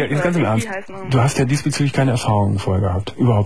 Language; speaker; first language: German; native; German